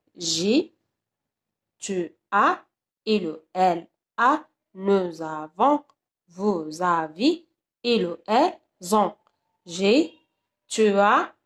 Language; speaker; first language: French; non-native, local second language; Arabic